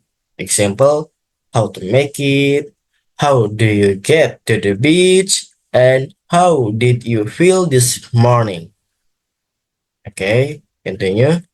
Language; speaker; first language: English; non-native, learner; Indonesian